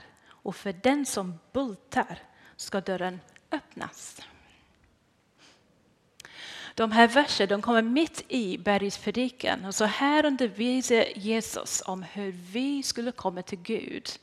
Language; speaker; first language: Swedish; non-native, fluent; English